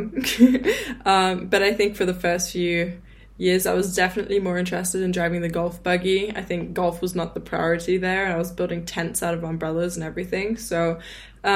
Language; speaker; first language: English; native; English